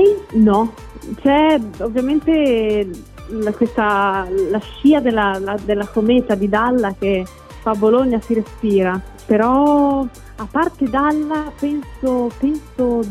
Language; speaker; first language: Italian; native; Italian